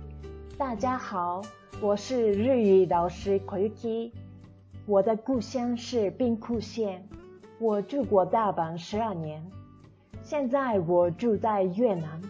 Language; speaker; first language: Chinese; non-native, learner; Japanese